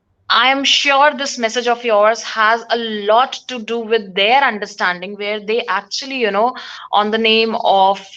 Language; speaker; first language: English; non-native, local second language; Hindi